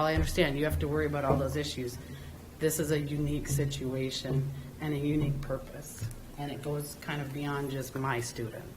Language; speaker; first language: English; native; English